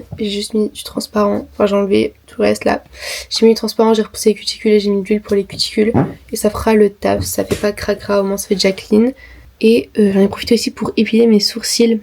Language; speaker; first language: French; native; French